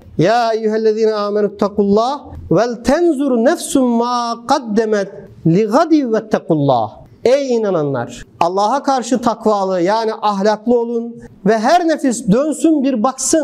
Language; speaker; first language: Turkish; native; Turkish